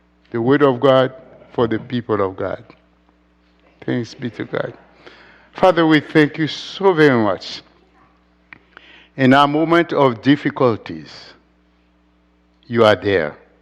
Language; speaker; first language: English; non-native, fluent; Haitian Creole